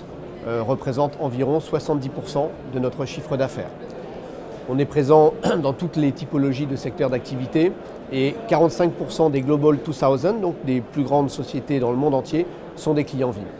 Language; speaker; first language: French; native; French